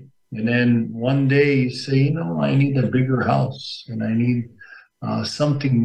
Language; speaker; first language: English; native; English